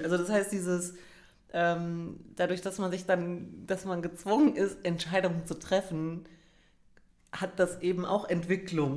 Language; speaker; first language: German; native; German